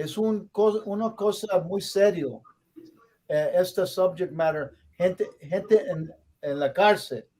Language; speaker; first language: Spanish; non-native, learner; English